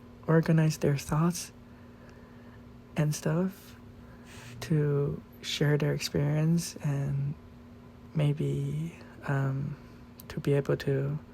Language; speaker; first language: English; non-native, fluent; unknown